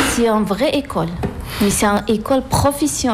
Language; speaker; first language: French; non-native, learner; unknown